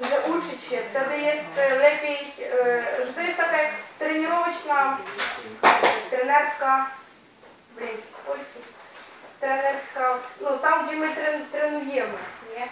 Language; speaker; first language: Polish; non-native, fluent; Ukrainian